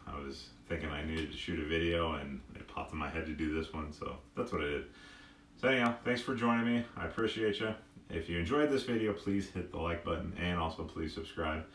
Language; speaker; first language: English; native; English